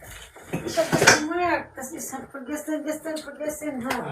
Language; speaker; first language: German; non-native, learner; Cebuano